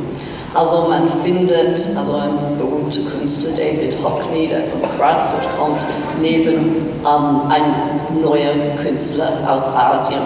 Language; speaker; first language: German; non-native, fluent; English